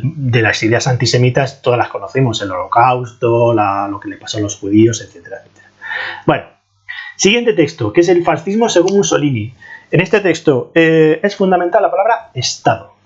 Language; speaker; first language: Spanish; native; Spanish